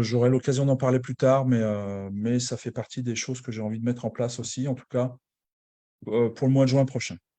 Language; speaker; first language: French; native; French